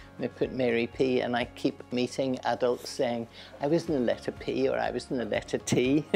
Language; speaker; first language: English; native; English